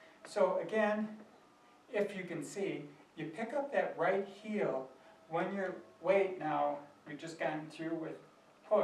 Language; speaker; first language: English; native; English